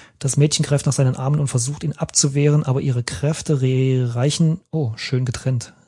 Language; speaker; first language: German; native; German